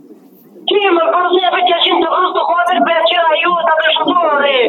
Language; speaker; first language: Italian; non-native, learner; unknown